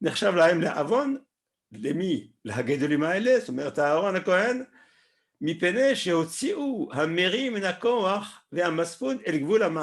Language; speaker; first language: Hebrew; non-native, fluent; French